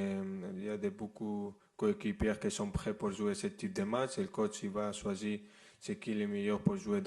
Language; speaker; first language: French; non-native, fluent; Spanish